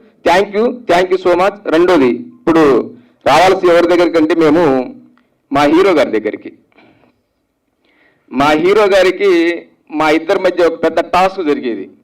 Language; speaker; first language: Telugu; native; Telugu